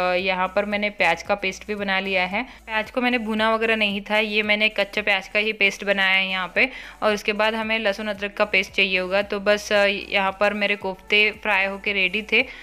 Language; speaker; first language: Hindi; non-native, local second language; Marathi